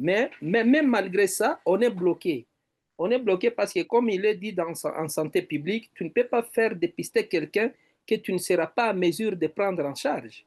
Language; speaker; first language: French; non-native, local second language; Swahili